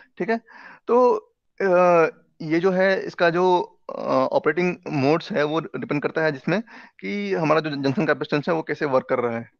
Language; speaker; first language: Hindi; native; Hindi